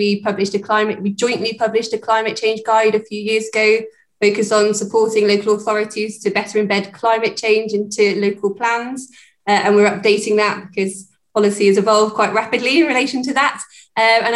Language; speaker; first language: English; native; English